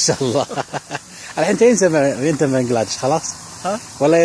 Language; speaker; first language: Arabic; native; Arabic